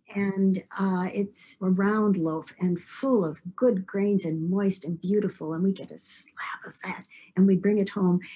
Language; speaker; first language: English; native; English